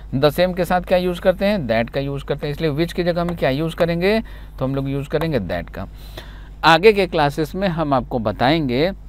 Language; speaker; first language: Hindi; native; Hindi